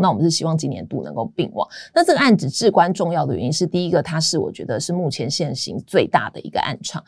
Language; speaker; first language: Chinese; native; Chinese